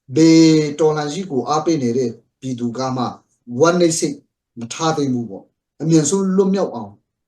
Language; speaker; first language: Burmese; non-native, local second language; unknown